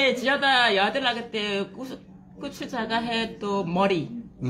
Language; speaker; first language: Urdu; non-native, learner; Korean